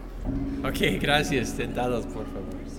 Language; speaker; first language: Spanish; non-native, fluent; English